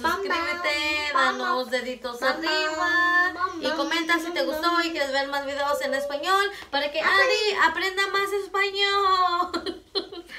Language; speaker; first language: Spanish; early bilingual, heritage; Spanish